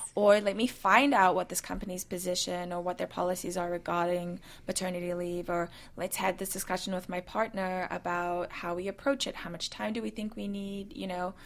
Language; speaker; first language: English; native; English